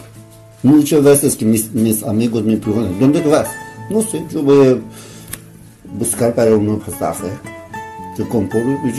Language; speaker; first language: Spanish; non-native, learner; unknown